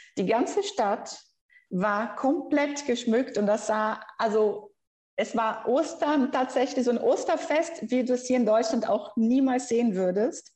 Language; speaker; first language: German; non-native, fluent; Portuguese